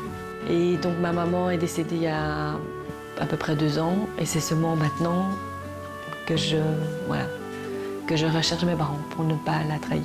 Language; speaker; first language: French; early bilingual, other home language; Korean